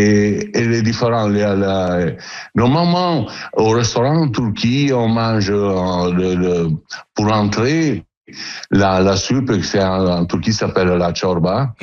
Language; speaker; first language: French; non-native, learner; Italian